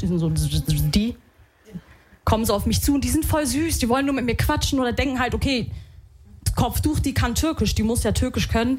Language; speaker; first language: German; early bilingual, other home language; Arabic